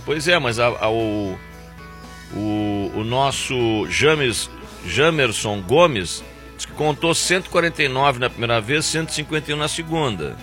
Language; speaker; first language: Portuguese; native; Portuguese